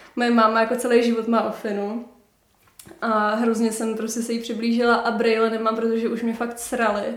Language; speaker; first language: Czech; native; Czech